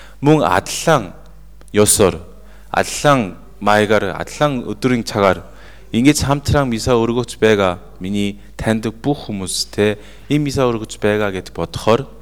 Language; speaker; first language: Mongolian; non-native, fluent; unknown